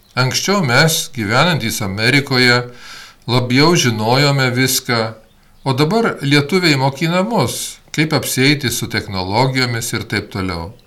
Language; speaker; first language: Lithuanian; early bilingual, heritage; Lithuanian